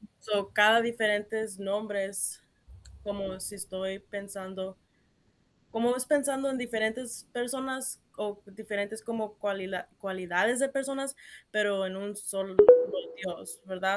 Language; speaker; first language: Spanish; early bilingual, heritage; Spanish